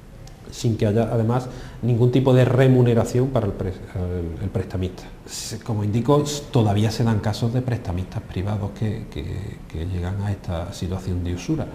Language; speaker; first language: Spanish; native; Spanish